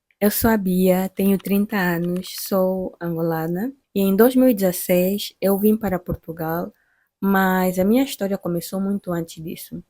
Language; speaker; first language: Portuguese; native; Portuguese